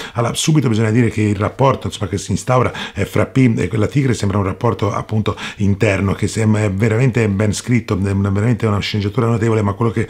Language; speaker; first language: Italian; native; Italian